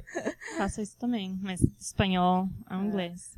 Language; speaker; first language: Portuguese; non-native, fluent; Spanish